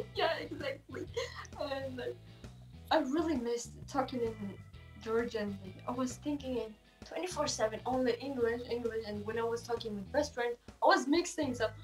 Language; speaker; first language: English; non-native, fluent; Turkish